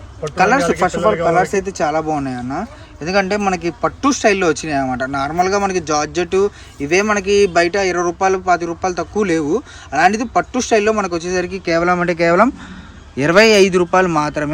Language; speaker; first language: Telugu; native; Telugu